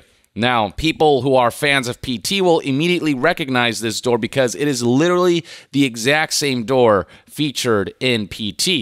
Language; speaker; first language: English; native; English